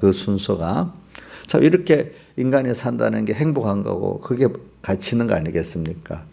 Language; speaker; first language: Korean; native; Korean